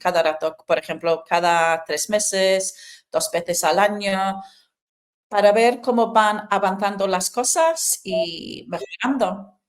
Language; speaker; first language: Spanish; non-native, fluent; English